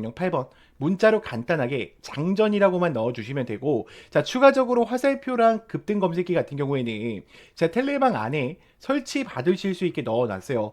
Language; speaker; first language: Korean; native; Korean